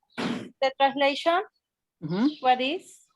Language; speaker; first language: English; non-native, learner; Spanish